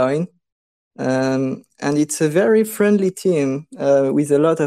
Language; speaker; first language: English; non-native, fluent; French